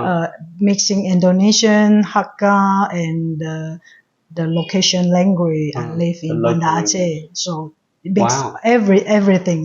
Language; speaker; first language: English; non-native, learner; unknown